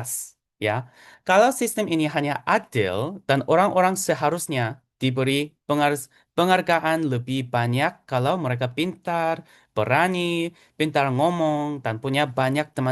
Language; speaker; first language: Indonesian; non-native, fluent; Korean